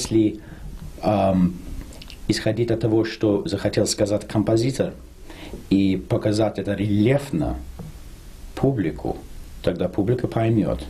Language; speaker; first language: Russian; non-native, fluent; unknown